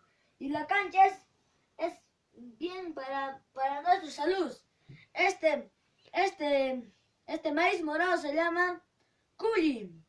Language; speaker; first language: Spanish; non-native, local second language; Quechua